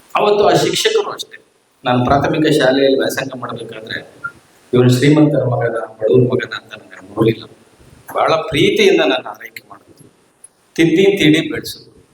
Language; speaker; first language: Kannada; native; Kannada